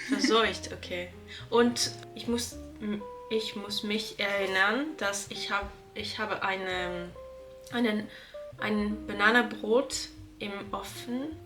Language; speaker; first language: German; non-native, learner; French